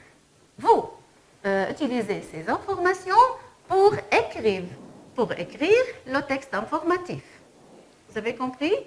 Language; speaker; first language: French; non-native, fluent; Arabic